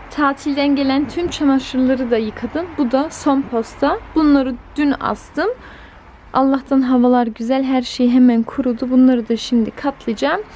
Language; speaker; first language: Turkish; early bilingual, heritage; Turkish